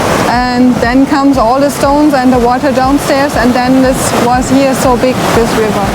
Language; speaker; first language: English; non-native, learner; German